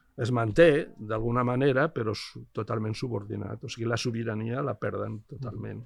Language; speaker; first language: Catalan; non-native, local second language; Spanish